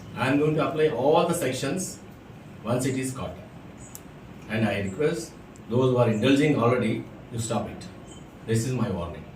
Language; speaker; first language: English; non-native, local second language; Telugu